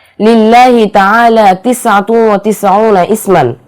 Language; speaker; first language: Arabic; non-native, learner; Bangla